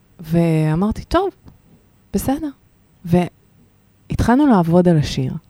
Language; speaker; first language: Hebrew; early bilingual, other home language; Russian